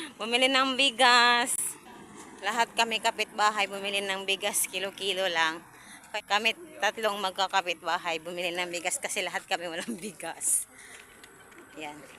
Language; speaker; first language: Filipino; non-native, local second language; Cebuano